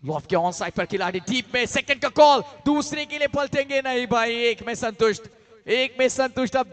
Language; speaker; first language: Hindi; non-native, local second language; Marathi